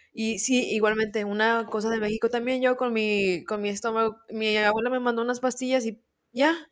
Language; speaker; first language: Spanish; early bilingual, heritage; Spanish